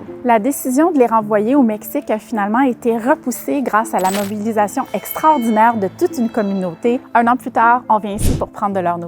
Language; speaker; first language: French; native; French